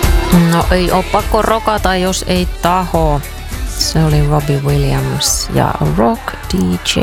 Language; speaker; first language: Finnish; native; Finnish